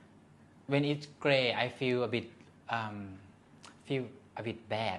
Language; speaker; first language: English; non-native, learner; Thai